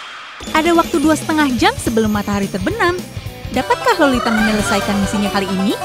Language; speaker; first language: Indonesian; native; Indonesian